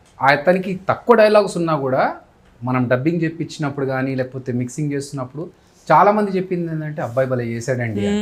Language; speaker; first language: Telugu; native; Telugu